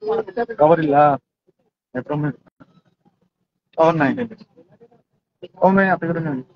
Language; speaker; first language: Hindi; non-native, local second language; Bangla